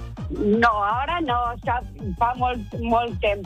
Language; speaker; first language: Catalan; non-native, local second language; Spanish